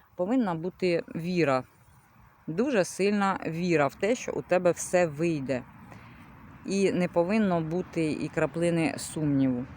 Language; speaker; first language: Ukrainian; non-native, local second language; Russian